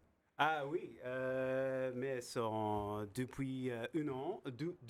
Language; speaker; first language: French; non-native, learner; English